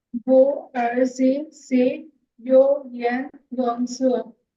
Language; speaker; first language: Chinese; non-native, learner; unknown